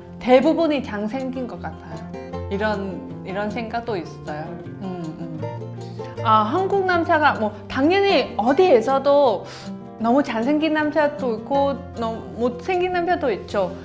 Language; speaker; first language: Korean; non-native, learner; Vietnamese